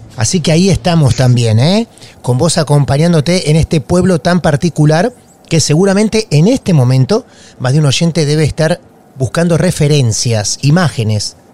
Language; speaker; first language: Spanish; native; Spanish